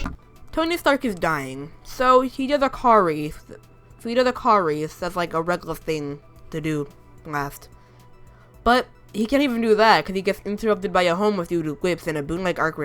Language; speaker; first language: English; native; English